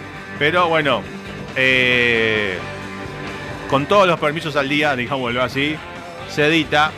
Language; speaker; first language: Spanish; native; Spanish